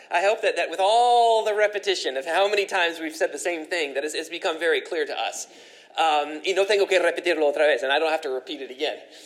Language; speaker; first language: English; native; English